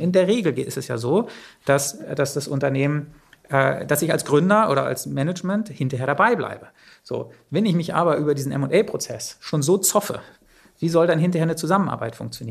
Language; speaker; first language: German; native; German